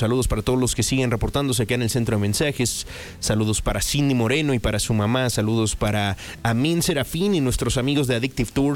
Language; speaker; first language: Spanish; native; Spanish